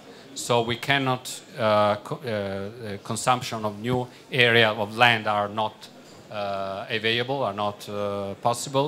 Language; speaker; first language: English; non-native, fluent; Italian